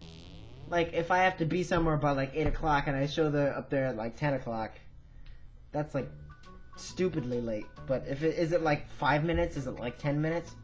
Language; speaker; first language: English; native; English